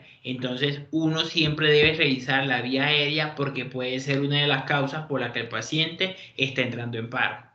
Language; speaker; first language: Spanish; native; Spanish